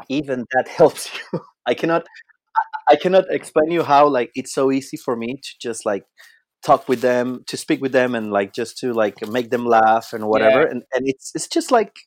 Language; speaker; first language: English; non-native, fluent; Spanish